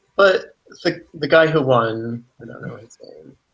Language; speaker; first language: English; native; English